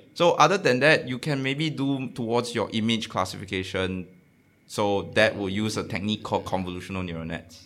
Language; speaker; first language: English; non-native, local second language; Chinese